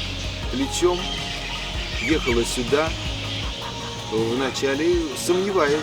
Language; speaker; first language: Russian; native; Russian